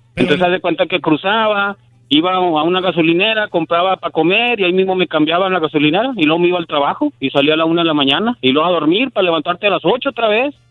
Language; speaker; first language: Spanish; native; Spanish